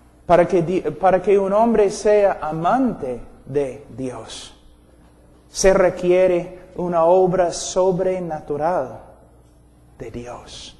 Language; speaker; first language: Spanish; non-native, fluent; English